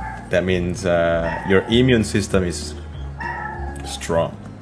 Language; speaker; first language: English; non-native, fluent; Indonesian